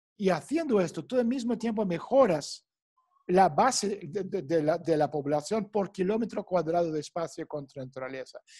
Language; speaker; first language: Spanish; non-native, fluent; Russian